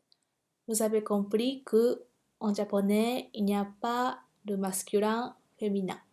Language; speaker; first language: French; non-native, fluent; Japanese